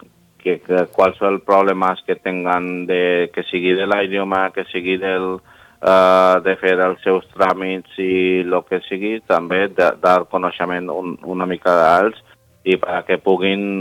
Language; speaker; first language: Catalan; non-native, learner; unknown